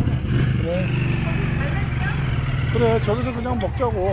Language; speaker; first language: Korean; native; Korean